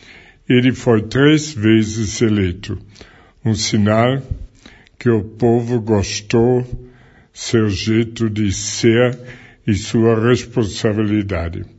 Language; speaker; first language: Portuguese; non-native, fluent; German